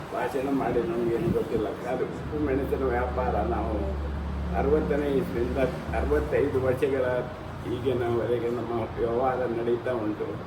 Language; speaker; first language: Kannada; non-native, local second language; Konkani